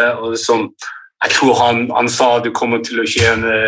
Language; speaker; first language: Norwegian; early bilingual, heritage; English